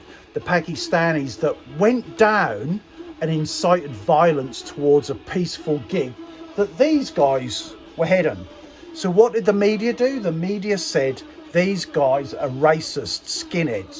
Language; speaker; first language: English; native; English